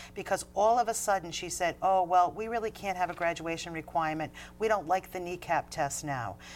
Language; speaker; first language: English; native; English